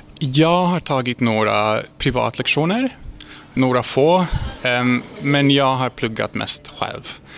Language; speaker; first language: Swedish; non-native, fluent; Hungarian